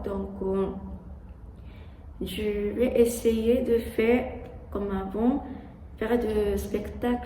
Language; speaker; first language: French; non-native, learner; Japanese